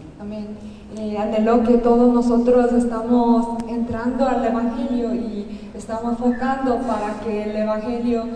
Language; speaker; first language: Spanish; non-native, learner; Korean